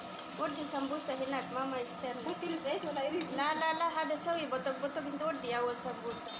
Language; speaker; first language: Arabic; non-native, learner; Bangla